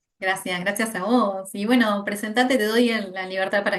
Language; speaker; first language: Spanish; native; Spanish